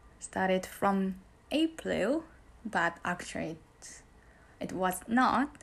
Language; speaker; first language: English; non-native, learner; Japanese